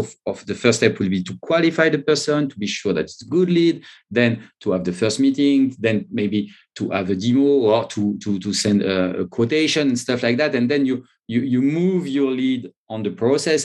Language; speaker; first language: English; non-native, fluent; French